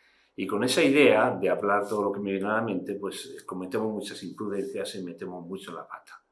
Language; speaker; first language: Spanish; native; Spanish